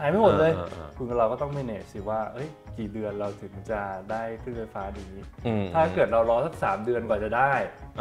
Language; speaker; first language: Thai; native; Thai